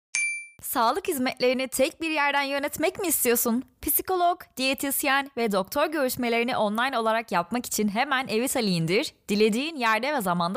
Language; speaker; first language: Turkish; native; Turkish